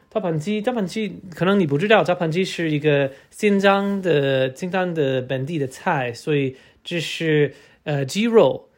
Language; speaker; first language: Chinese; non-native, learner; English